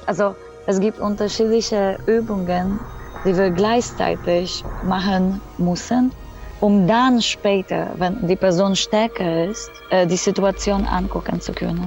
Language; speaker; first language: German; non-native, fluent; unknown